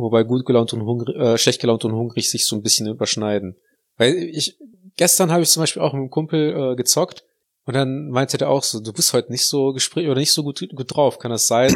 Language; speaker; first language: German; native; German